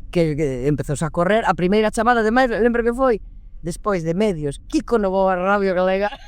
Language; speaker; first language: Galician; non-native, local second language; Spanish